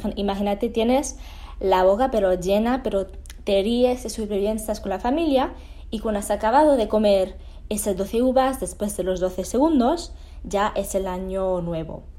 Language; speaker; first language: Spanish; early bilingual, heritage; Spanish